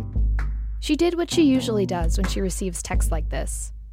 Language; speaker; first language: English; native; English